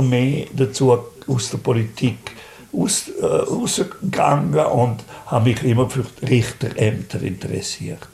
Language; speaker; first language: German; native; German